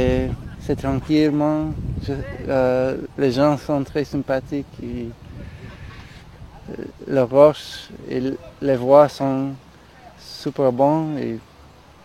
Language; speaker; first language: French; non-native, learner; Spanish